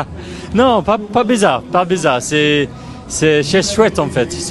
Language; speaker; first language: French; non-native, fluent; English